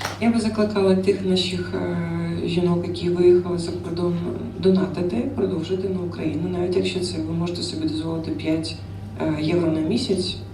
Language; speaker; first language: Ukrainian; non-native, local second language; Russian